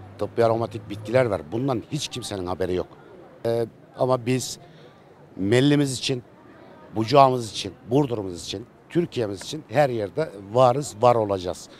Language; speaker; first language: Turkish; native; Turkish